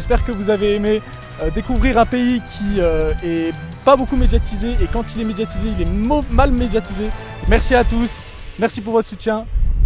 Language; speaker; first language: French; native; French